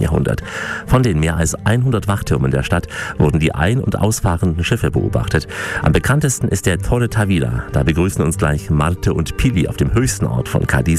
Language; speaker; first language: German; native; German